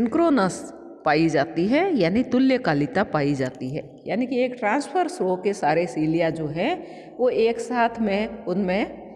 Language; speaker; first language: Hindi; native; Hindi